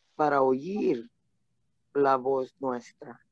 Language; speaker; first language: Spanish; early bilingual, heritage; Spanish